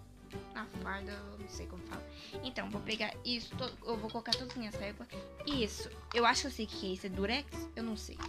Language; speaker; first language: Portuguese; early bilingual, heritage; Portuguese